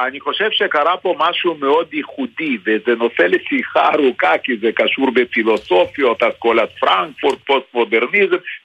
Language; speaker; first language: Hebrew; non-native, fluent; Lithuanian